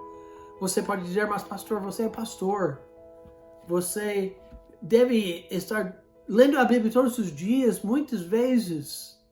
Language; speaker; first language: Portuguese; non-native, fluent; English